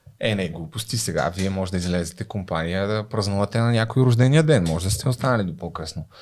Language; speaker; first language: Bulgarian; native; Bulgarian